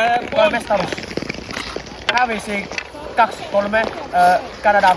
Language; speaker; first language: Finnish; non-native, learner; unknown